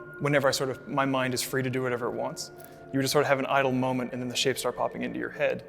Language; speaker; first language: English; native; English